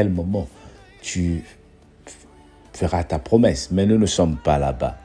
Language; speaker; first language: French; non-native, local second language; Lingala